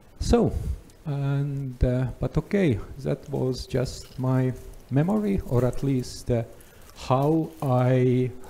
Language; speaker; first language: English; non-native, fluent; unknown